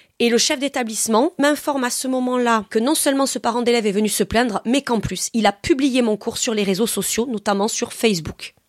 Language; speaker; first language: French; native; French